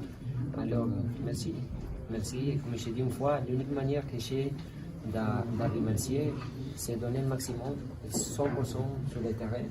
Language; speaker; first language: French; non-native, learner; Spanish